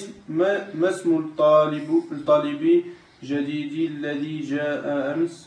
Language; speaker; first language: Arabic; non-native, learner; French